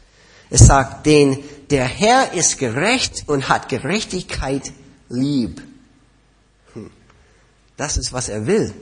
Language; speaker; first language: German; non-native, fluent; English